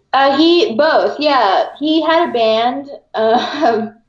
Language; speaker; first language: English; early bilingual, other home language; Filipino